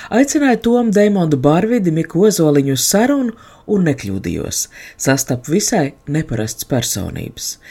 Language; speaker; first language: Latvian; native; Latvian